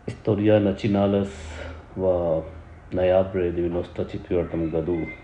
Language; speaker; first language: Russian; non-native, learner; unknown